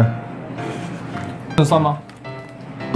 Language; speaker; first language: Chinese; native; Chinese